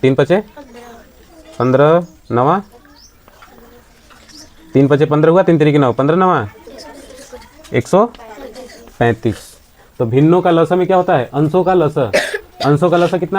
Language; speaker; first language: Hindi; native; Hindi